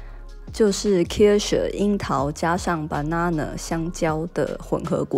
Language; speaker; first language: Chinese; native; Chinese